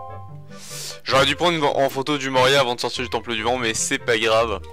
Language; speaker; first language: French; native; French